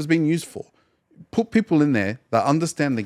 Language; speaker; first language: English; native; English